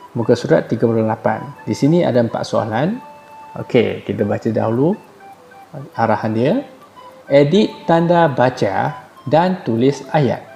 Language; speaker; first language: Malay; non-native, local second language; Chinese